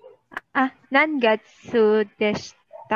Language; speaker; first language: Japanese; non-native, learner; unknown